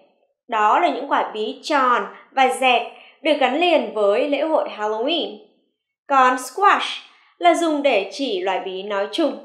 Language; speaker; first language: Vietnamese; native; Vietnamese